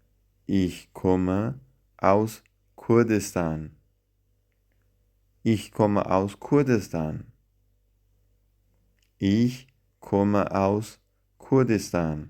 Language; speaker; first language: German; non-native, fluent; Central Kurdish